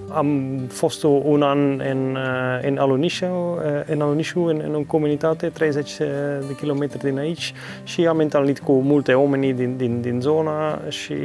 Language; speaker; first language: Romanian; non-native, learner; Dutch